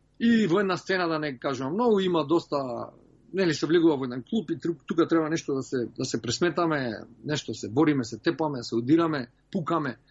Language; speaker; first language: Macedonian; early bilingual, heritage; Macedonian